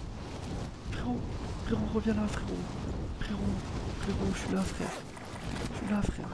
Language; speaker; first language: French; native; French